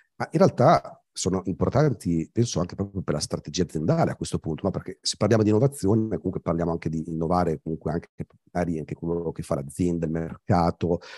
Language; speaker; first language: Italian; native; Italian